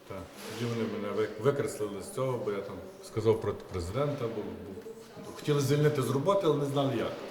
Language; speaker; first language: Ukrainian; native; Ukrainian